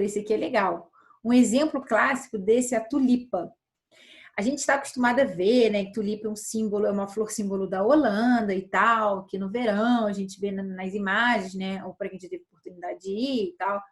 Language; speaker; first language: Portuguese; native; Portuguese